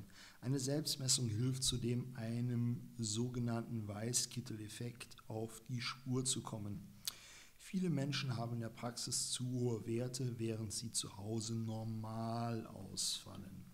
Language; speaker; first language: German; native; German